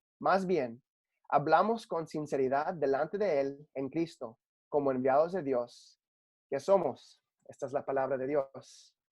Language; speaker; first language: Spanish; early bilingual, heritage; Spanish